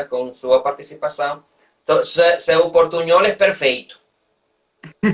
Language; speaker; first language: Portuguese; non-native, learner; Spanish